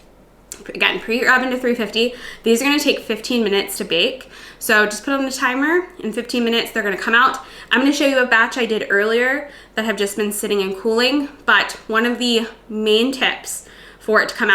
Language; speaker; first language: English; native; English